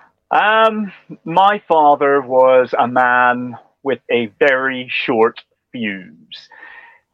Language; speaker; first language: English; native; English